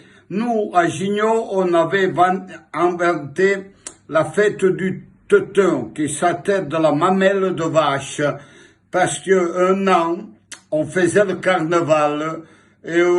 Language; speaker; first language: French; non-native, local second language; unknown